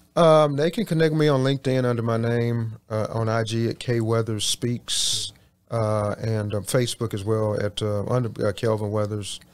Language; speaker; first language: English; native; English